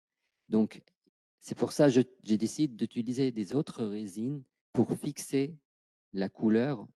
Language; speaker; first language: French; non-native, fluent; Arabic